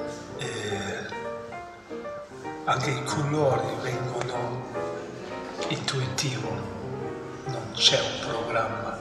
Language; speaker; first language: Italian; non-native, fluent; German